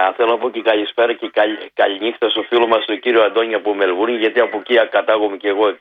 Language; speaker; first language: Greek; early bilingual, heritage; Greek